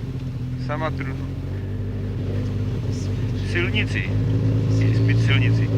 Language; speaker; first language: Russian; non-native, learner; Czech